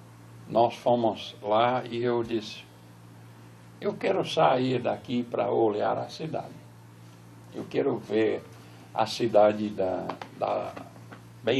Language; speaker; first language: Portuguese; non-native, fluent; English